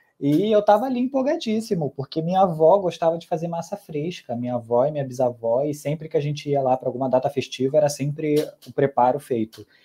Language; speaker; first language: Portuguese; native; Portuguese